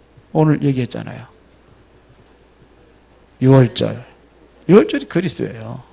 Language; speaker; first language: Korean; native; Korean